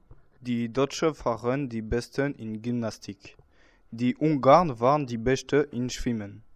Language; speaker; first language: German; non-native, learner; French